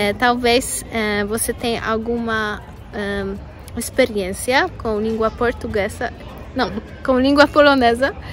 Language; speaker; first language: Portuguese; non-native, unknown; Polish